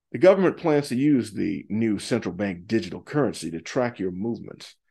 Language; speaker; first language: English; native; English